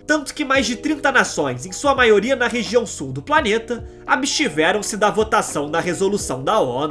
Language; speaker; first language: Portuguese; native; Portuguese